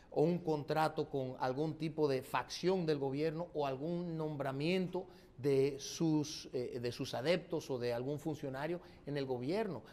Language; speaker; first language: Spanish; early bilingual, heritage; Spanish